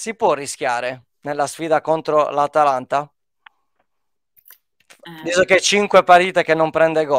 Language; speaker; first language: Italian; native; Italian